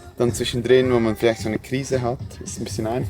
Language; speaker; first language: German; native; German